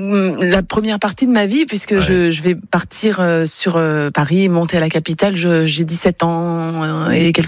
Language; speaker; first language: French; native; French